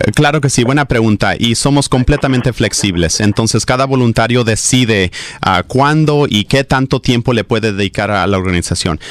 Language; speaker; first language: Spanish; early bilingual, heritage; Spanish